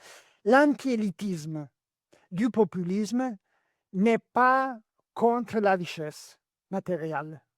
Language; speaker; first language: French; non-native, learner; Italian